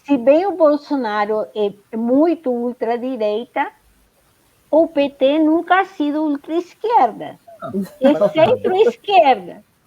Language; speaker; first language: Portuguese; non-native, fluent; Spanish